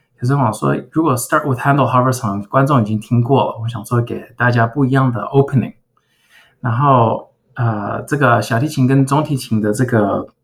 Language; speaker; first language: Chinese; early bilingual, heritage; Chinese